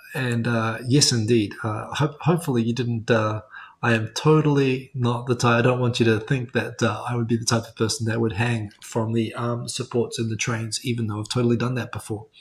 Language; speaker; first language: English; native; English